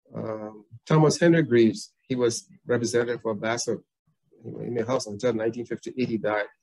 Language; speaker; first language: English; native; English